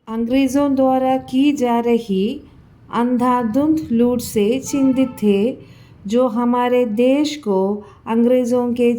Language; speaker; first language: Hindi; non-native, local second language; Malayalam